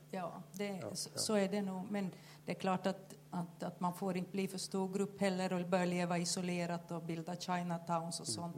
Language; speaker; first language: Swedish; native; Swedish